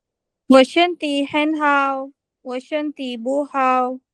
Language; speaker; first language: Chinese; non-native, learner; Hindi